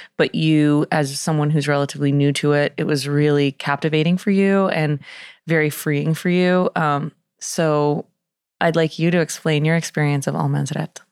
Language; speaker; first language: English; native; English